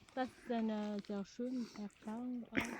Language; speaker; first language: German; non-native, learner; Malayalam